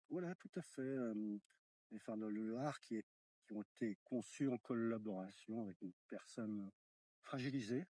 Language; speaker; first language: French; native; French